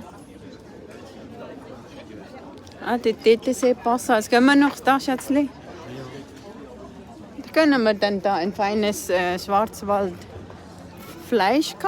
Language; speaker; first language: German; non-native, learner; Cebuano